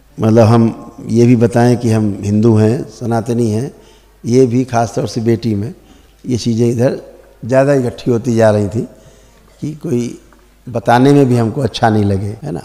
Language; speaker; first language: Hindi; native; Hindi